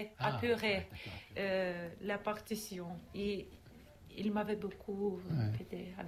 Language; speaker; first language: French; non-native, learner; Russian